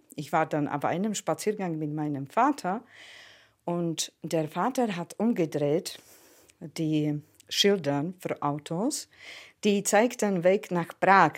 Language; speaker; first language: German; non-native, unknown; Slovak